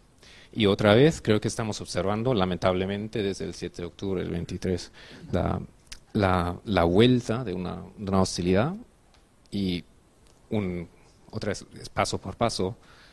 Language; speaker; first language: Spanish; non-native, fluent; German